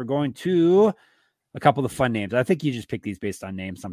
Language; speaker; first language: English; native; English